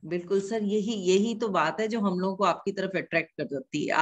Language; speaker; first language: Hindi; native; Hindi